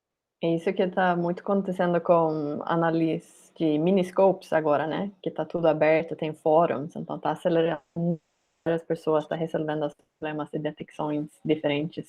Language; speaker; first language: Portuguese; non-native, fluent; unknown